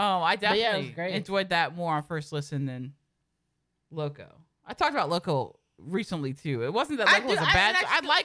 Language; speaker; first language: English; native; English